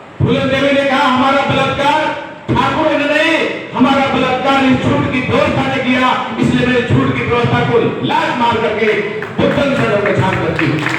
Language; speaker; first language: Hindi; native; Hindi